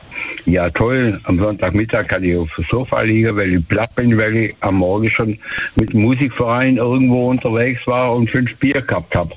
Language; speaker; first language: German; native; German